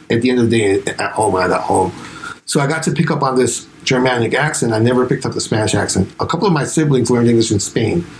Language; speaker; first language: English; non-native, fluent; Spanish